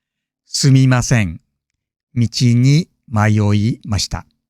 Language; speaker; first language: Japanese; non-native, fluent; English